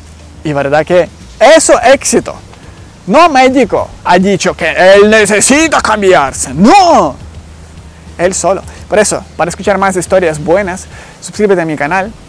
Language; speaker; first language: Spanish; non-native, learner; Ukrainian